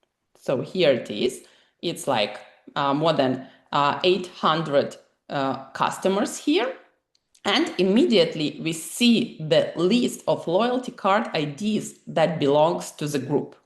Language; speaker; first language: English; non-native, fluent; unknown